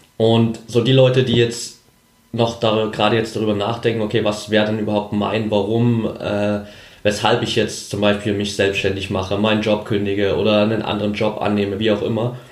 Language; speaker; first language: German; native; German